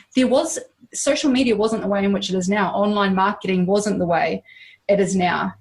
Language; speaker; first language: English; native; English